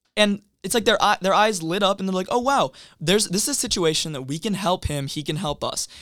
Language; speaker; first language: English; native; English